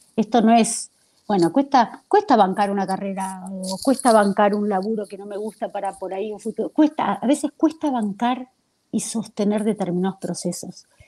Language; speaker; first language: Spanish; native; Spanish